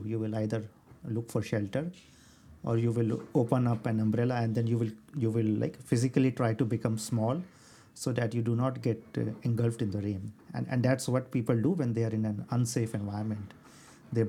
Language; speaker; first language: English; non-native, local second language; Hindi